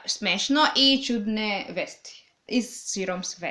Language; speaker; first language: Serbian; non-native, learner; English